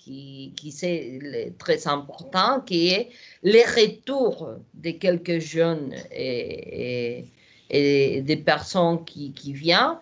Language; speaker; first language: French; non-native, learner; Portuguese